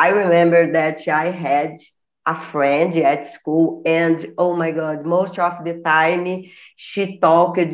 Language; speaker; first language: English; non-native, learner; Portuguese